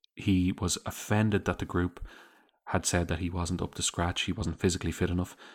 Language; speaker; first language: English; native; English